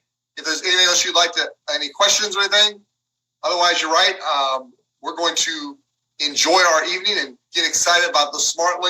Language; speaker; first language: English; native; English